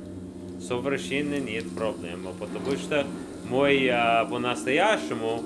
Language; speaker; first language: Russian; non-native, learner; English